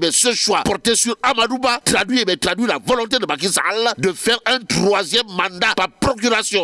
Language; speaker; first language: French; non-native, local second language; Wolof